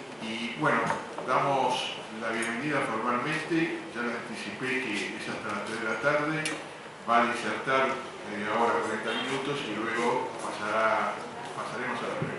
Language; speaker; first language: Spanish; native; Spanish